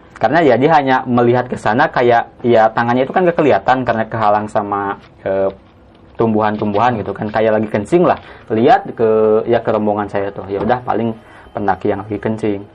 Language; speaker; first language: Indonesian; non-native, local second language; Sundanese